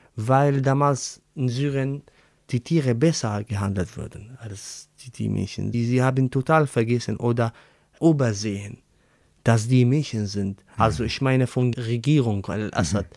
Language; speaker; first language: German; non-native, learner; Arabic